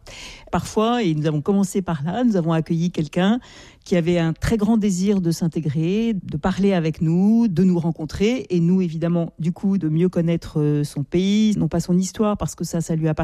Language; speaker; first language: French; native; French